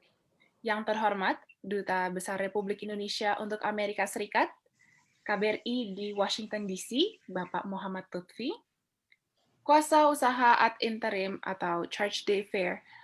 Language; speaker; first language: Indonesian; native; Indonesian